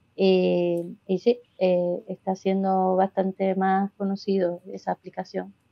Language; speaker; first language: Spanish; native; Spanish